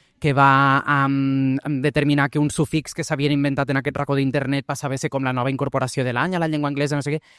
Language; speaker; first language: Catalan; early bilingual, other home language; Portuguese